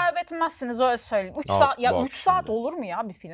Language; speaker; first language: Turkish; native; Turkish